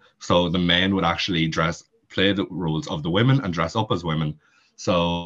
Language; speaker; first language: English; native; English